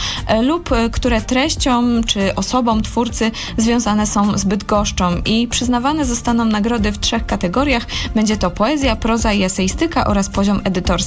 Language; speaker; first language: Polish; native; Polish